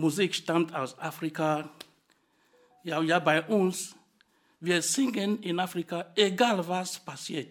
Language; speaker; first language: German; non-native, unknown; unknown